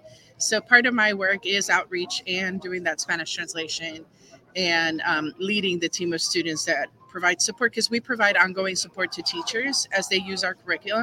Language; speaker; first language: English; non-native, fluent; Spanish